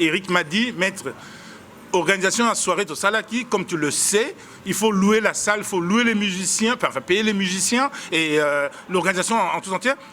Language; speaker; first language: French; non-native, local second language; Lingala